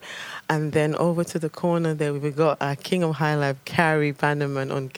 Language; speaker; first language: English; non-native, local second language; Ibibio